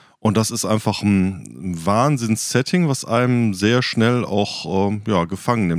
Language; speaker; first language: German; native; German